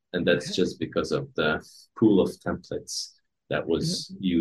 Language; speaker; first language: English; non-native, fluent; Hungarian